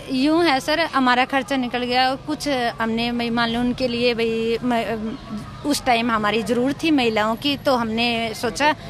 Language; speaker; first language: Hindi; native; Hindi